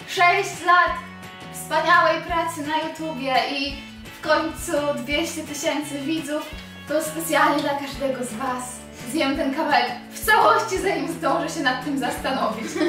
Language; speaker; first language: Polish; native; Polish